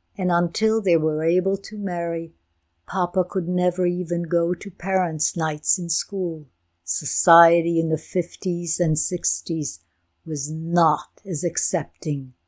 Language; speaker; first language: English; non-native, fluent; Ukrainian